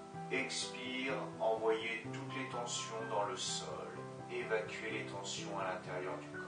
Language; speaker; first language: French; native; French